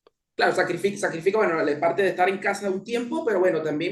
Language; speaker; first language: Spanish; native; Spanish